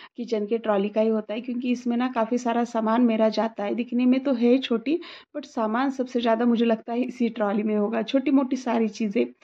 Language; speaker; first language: Hindi; non-native, local second language; Marathi